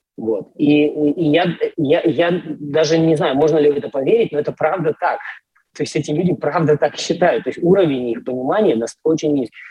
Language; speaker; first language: Russian; native; Russian